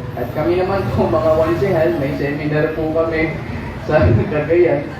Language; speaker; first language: Filipino; non-native, local second language; Pangasinan